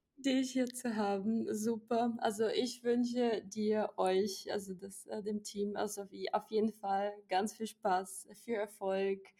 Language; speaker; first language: German; non-native, fluent; Portuguese